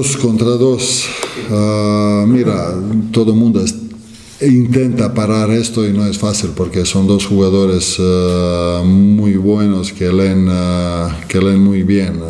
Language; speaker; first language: Spanish; non-native, fluent; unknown